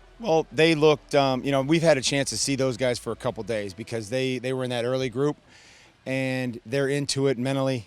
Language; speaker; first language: English; native; English